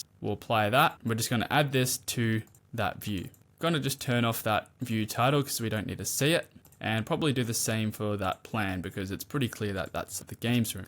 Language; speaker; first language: English; native; English